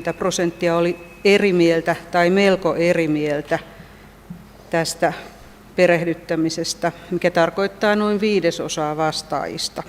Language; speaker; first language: Finnish; native; Finnish